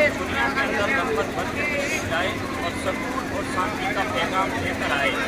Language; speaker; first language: Urdu; non-native, local second language; Gujarati